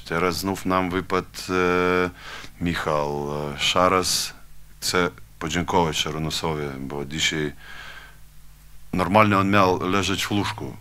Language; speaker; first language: Polish; non-native, fluent; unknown